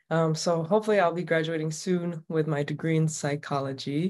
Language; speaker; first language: English; native; English